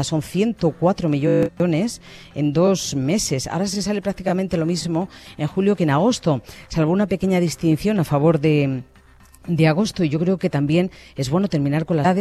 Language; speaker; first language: Spanish; native; Spanish